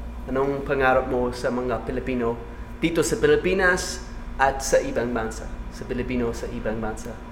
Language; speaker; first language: Filipino; non-native, learner; English